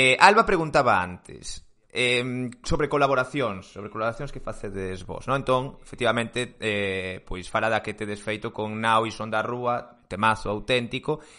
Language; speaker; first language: Galician; non-native, local second language; Spanish